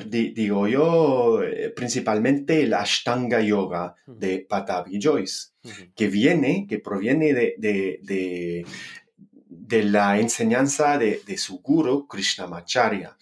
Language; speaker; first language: Spanish; non-native, fluent; English